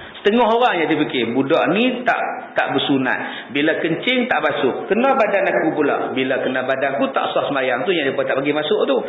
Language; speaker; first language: Malay; native; Malay